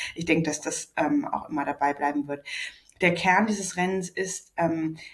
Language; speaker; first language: German; native; German